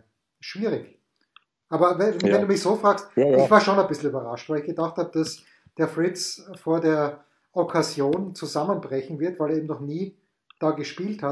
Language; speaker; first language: German; native; German